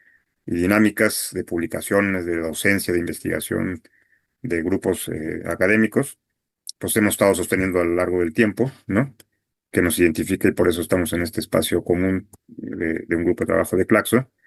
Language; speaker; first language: Spanish; native; Spanish